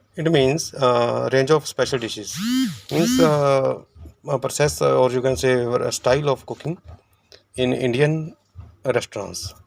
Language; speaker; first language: English; non-native, local second language; Punjabi